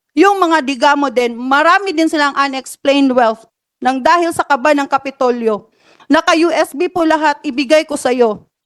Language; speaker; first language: Filipino; non-native, local second language; Cebuano